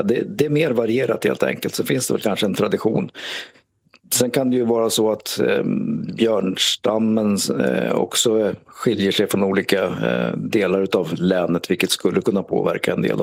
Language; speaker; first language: Swedish; native; Swedish